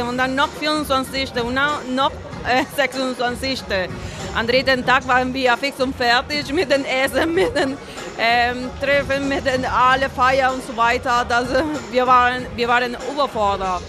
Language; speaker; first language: German; non-native, fluent; Spanish